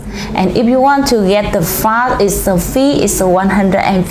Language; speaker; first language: English; non-native, learner; Vietnamese